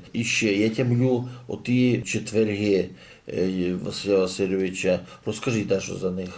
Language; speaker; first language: Ukrainian; native; Ukrainian